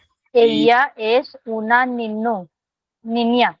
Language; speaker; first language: Spanish; non-native, learner; Hindi